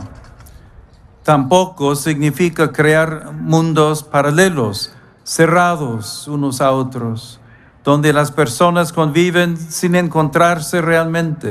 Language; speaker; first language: Spanish; non-native, fluent; English